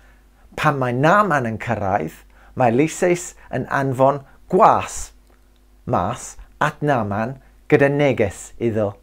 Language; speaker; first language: Welsh; non-native, local second language; English